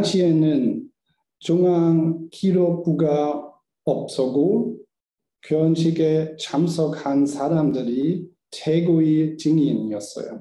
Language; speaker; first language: Korean; non-native, learner; German